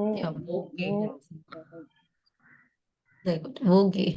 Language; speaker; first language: German; non-native, fluent; Malayalam